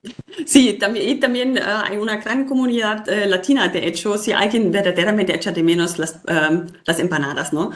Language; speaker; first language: Spanish; non-native, fluent; German